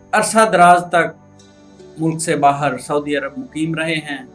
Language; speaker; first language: Urdu; non-native, local second language; Punjabi